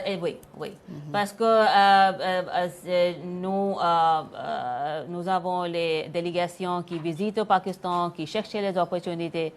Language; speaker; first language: French; non-native, learner; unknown